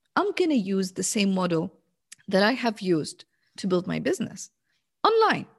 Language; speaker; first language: English; non-native, fluent; Arabic